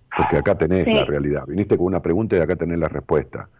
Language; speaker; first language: Spanish; native; Spanish